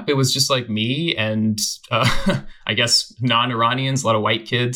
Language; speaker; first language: English; native; English